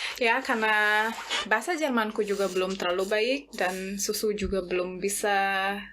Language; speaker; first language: Indonesian; native; Indonesian